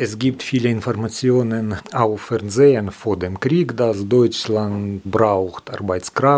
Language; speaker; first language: German; non-native, learner; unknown